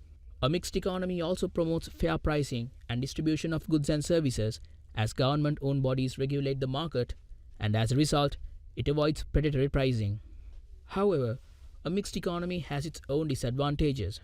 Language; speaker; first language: English; non-native, local second language; Sinhala